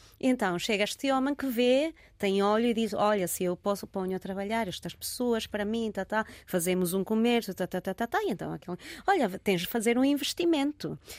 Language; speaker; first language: Portuguese; early bilingual, heritage; Portuguese